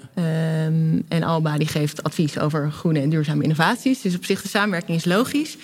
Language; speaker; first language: Dutch; native; Dutch